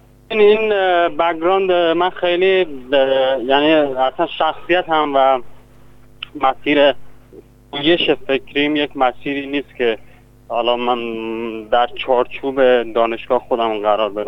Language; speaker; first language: Persian; non-native, local second language; Kurdish